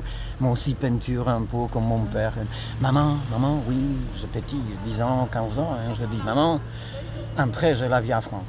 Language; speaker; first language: French; non-native, learner; Polish